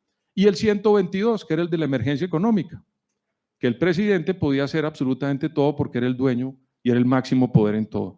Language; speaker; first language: Spanish; native; Spanish